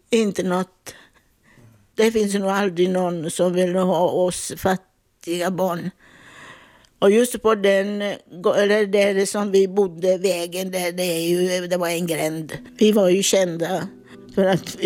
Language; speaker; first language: Swedish; non-native, fluent; Italian